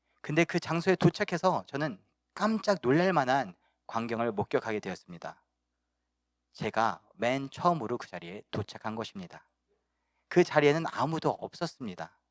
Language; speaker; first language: Korean; early bilingual, heritage; Korean